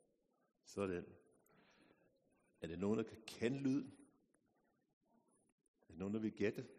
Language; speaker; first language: Danish; non-native, fluent; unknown